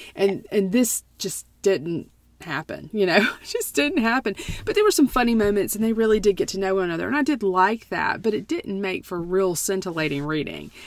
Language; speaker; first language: English; native; English